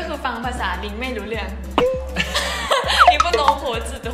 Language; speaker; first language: Thai; native; Thai